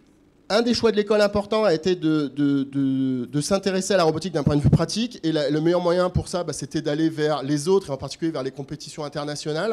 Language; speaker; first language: French; native; French